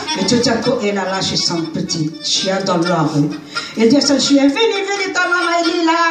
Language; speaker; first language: French; non-native, learner; Arabic